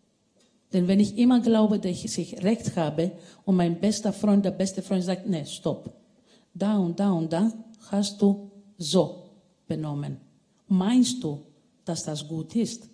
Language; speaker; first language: German; non-native, fluent; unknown